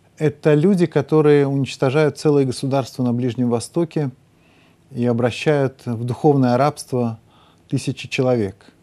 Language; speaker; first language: Russian; native; Russian